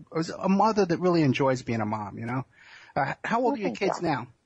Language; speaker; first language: English; native; English